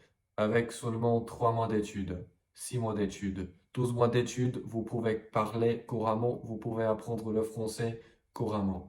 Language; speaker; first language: French; non-native, fluent; English